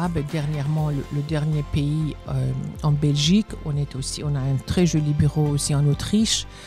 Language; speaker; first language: French; non-native, fluent; Persian